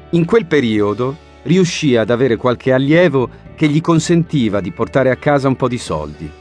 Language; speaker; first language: Italian; native; Italian